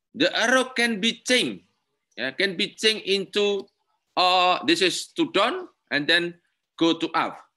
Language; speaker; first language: English; non-native, learner; Indonesian